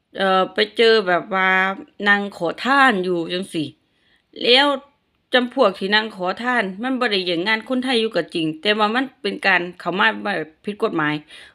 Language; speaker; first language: Thai; native; Thai